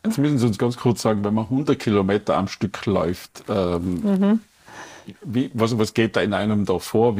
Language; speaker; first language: German; native; German